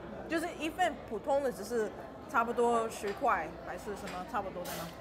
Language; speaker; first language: Chinese; early bilingual, other home language; English